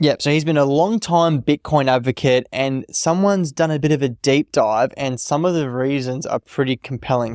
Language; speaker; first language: English; native; English